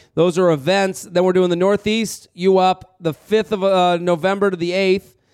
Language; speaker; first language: English; native; English